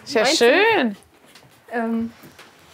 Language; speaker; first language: German; native; German